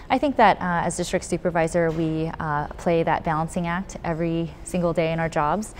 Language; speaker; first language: English; native; English